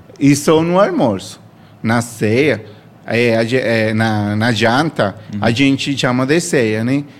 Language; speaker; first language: Portuguese; non-native, fluent; Spanish